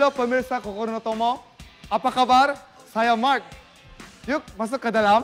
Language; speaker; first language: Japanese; early bilingual, other home language; Filipino